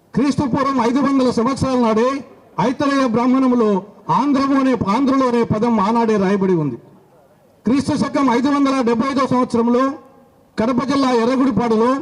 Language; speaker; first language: Telugu; native; Telugu